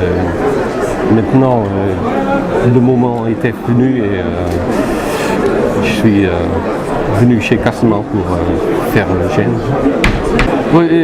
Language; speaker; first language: French; non-native, fluent; Dutch